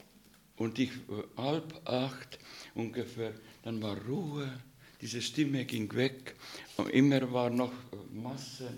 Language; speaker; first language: German; non-native, learner; Russian